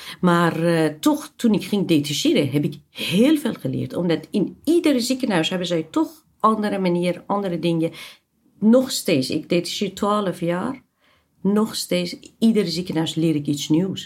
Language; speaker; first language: Dutch; non-native, fluent; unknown